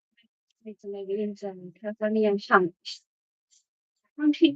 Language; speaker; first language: English; non-native, learner; Chinese